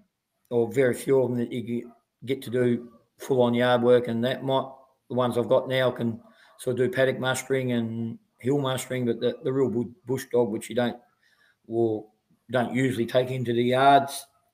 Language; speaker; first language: English; native; English